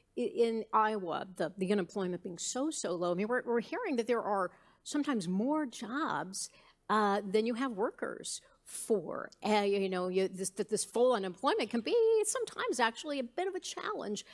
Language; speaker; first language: English; native; English